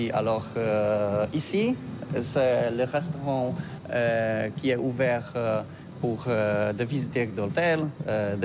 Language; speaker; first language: French; non-native, learner; Polish